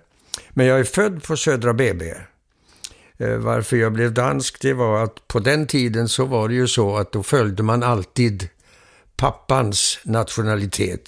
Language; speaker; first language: Swedish; early bilingual, heritage; Swedish